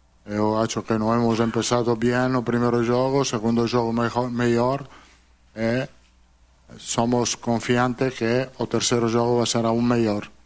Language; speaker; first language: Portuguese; non-native, learner; Italian